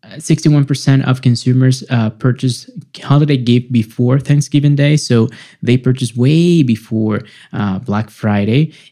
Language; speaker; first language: English; non-native, fluent; Spanish